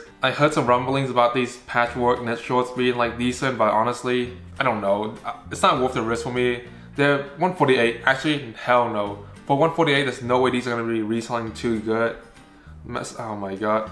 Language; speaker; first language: English; native; English